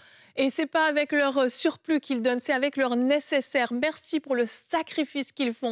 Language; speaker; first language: French; native; French